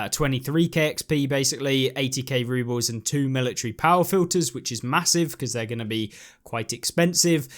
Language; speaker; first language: English; native; English